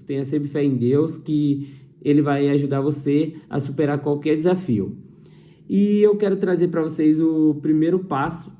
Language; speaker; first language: Portuguese; native; Portuguese